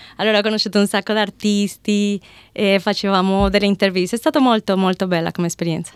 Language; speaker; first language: Italian; non-native, fluent; Spanish